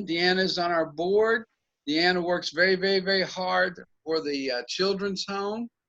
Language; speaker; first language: English; native; English